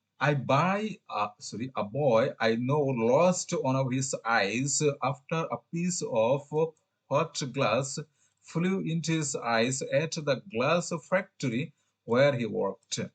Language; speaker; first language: English; non-native, local second language; Bangla